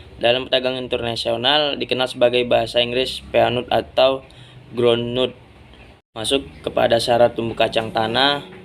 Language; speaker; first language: Indonesian; native; Indonesian